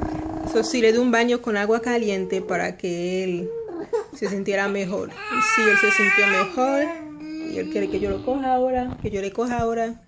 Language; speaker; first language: Spanish; non-native, fluent; Haitian Creole